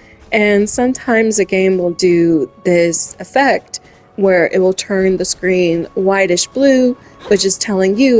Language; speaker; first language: English; native; English